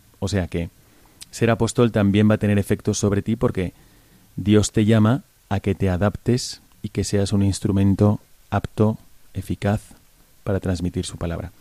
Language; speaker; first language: Spanish; native; Spanish